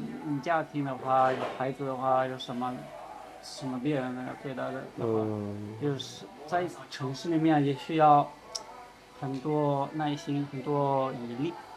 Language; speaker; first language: Chinese; non-native, learner; Spanish